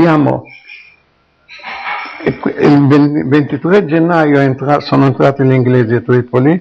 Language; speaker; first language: Italian; non-native, local second language; Arabic